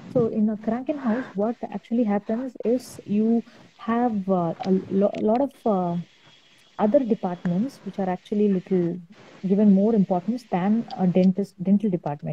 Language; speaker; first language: English; non-native, local second language; Tamil